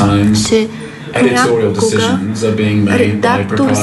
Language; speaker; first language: Bulgarian; non-native, learner; English